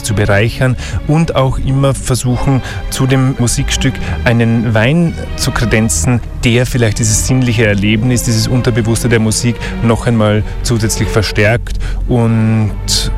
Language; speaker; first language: German; native; German